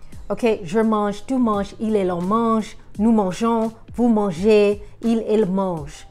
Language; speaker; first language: French; non-native, learner; English